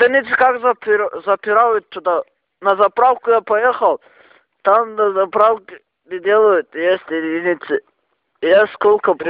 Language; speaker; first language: Russian; non-native, local second language; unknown